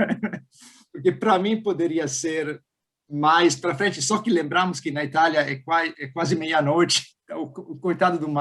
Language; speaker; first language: Portuguese; non-native, fluent; Italian